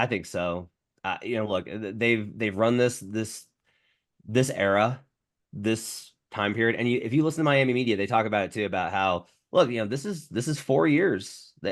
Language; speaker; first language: English; native; English